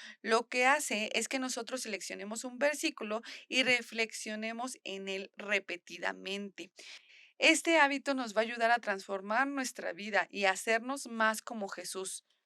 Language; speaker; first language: Spanish; native; Spanish